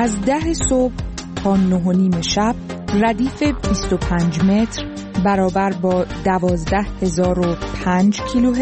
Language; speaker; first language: Persian; native; Persian